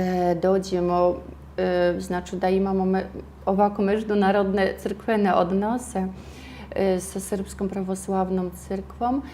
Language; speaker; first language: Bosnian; non-native, fluent; Russian